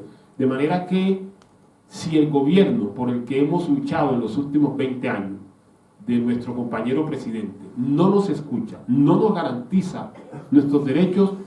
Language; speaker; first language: Spanish; native; Spanish